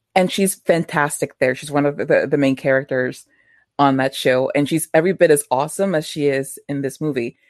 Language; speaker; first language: English; early bilingual, other home language; Spanish